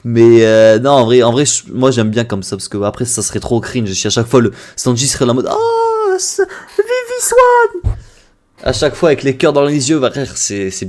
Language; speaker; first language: French; native; French